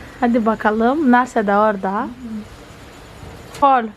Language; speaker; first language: Turkish; non-native, fluent; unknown